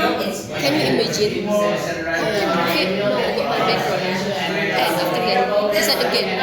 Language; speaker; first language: English; non-native, learner; Indonesian